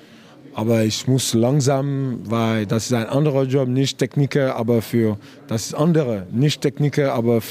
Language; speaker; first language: German; non-native, learner; French